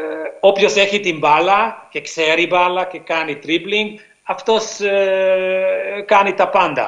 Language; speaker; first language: Greek; non-native, learner; Hungarian